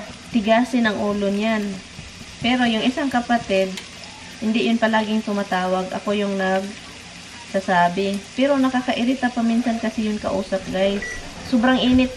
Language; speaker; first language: Filipino; native; Filipino